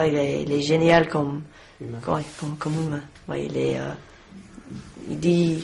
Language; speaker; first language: French; non-native, learner; English